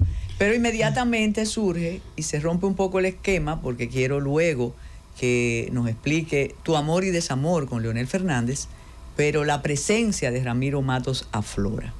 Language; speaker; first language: Spanish; native; Spanish